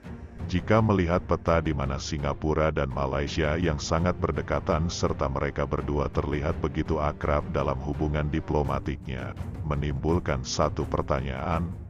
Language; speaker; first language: Indonesian; native; Indonesian